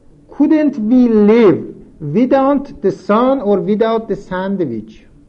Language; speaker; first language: English; non-native, fluent; Persian